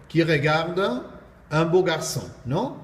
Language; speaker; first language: French; non-native, fluent; Spanish